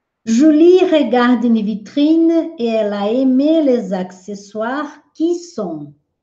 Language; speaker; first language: French; non-native, fluent; Portuguese